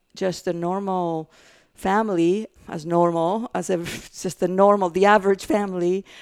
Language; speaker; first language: English; non-native, fluent; Greek